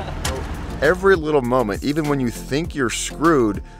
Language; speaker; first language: English; native; English